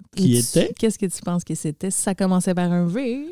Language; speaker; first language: French; native; French